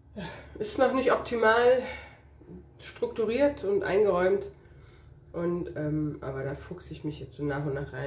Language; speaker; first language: German; native; German